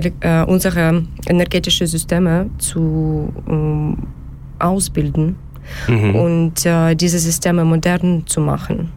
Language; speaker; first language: German; non-native, learner; Ukrainian